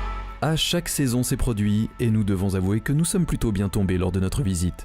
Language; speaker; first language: French; native; French